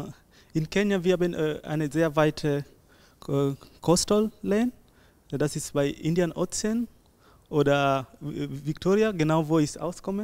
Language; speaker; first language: German; non-native, learner; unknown